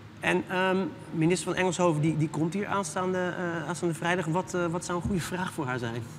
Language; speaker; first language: Dutch; native; Dutch